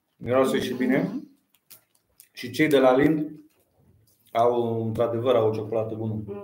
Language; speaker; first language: Romanian; native; Romanian